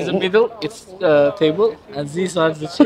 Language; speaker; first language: English; non-native, learner; Azerbaijani